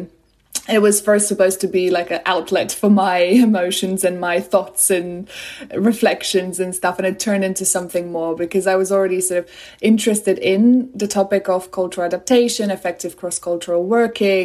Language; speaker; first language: English; non-native, fluent; Polish